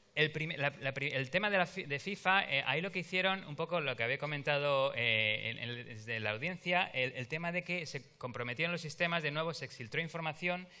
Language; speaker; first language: Spanish; native; Spanish